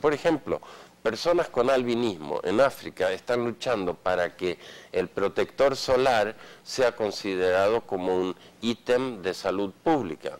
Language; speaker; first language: Spanish; non-native, fluent; Swedish